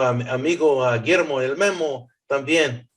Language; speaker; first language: Spanish; early bilingual, heritage; English